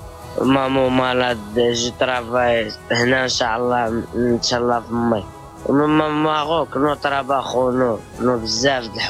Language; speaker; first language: Spanish; non-native, learner; Arabic